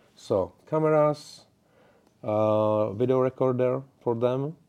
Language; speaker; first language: English; non-native, learner; Czech